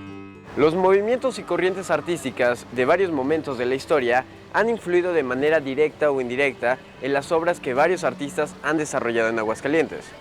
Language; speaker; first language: Spanish; native; Spanish